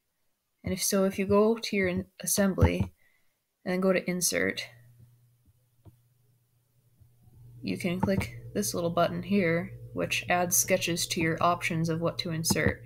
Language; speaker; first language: English; native; English